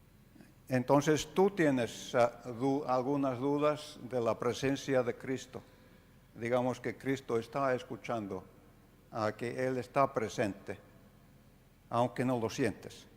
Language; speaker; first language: Spanish; non-native, fluent; Finnish